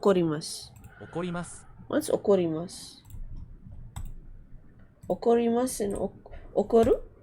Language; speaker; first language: Japanese; non-native, learner; English